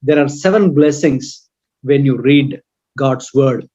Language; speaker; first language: English; non-native, local second language; Telugu